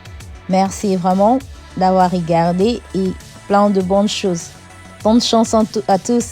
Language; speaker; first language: French; non-native, fluent; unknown